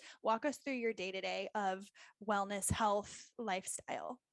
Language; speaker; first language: English; native; English